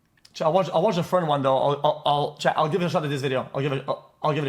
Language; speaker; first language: English; non-native, local second language; French